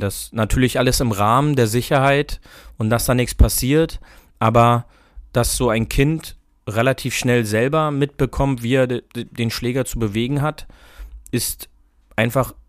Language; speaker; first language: German; native; German